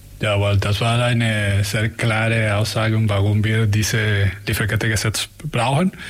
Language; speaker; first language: German; non-native, learner; Spanish